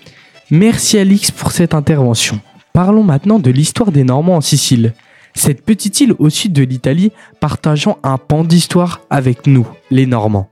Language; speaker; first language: French; native; French